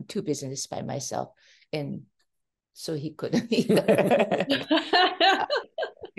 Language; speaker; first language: English; non-native, fluent; Korean